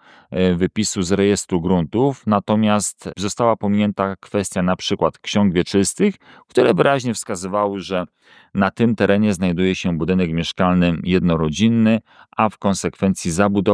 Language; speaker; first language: Polish; native; Polish